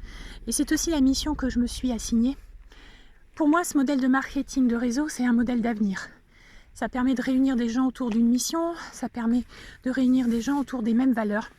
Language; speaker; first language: French; native; French